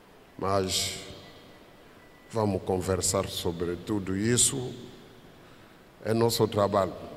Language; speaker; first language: Portuguese; non-native, fluent; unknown